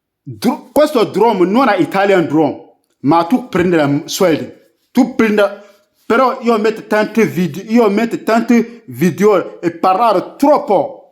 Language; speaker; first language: Italian; non-native, learner; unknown